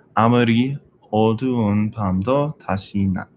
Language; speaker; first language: Korean; non-native, learner; English